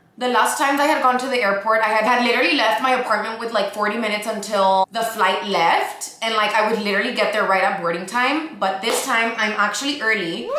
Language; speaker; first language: English; early bilingual, other home language; Spanish